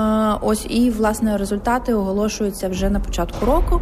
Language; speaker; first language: Ukrainian; native; Ukrainian